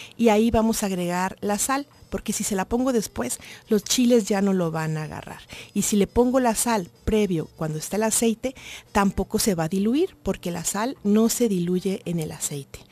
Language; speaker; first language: Spanish; native; Spanish